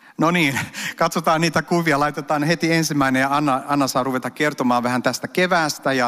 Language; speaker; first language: Finnish; early bilingual, heritage; Finnish